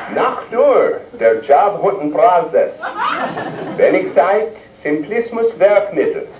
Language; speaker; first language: German; non-native, learner; English